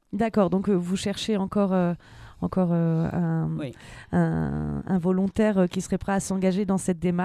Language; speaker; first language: French; native; French